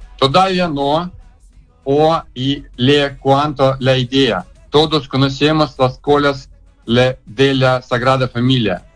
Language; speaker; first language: Spanish; non-native, learner; Russian